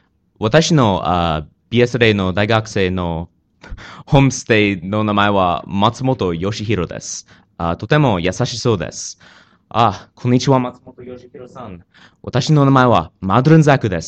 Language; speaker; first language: Japanese; non-native, learner; English